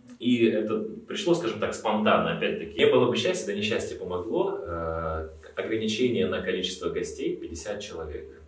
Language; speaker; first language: Russian; native; Russian